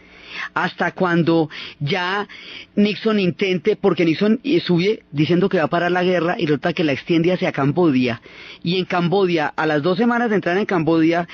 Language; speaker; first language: Spanish; native; Spanish